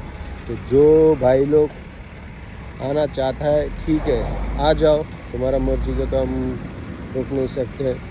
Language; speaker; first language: Hindi; non-native, learner; Bangla